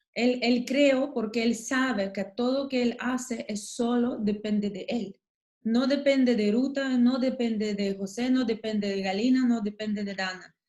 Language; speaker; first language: Spanish; non-native, learner; Russian